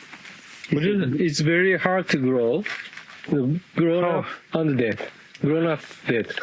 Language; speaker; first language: English; non-native, learner; Japanese